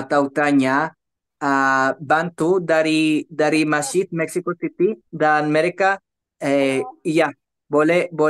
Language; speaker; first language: Indonesian; non-native, learner; Spanish